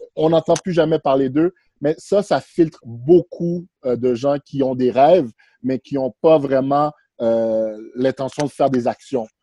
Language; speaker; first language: French; early bilingual, other home language; Haitian Creole